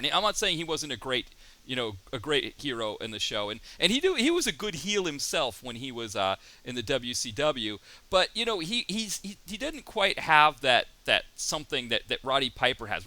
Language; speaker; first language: English; native; English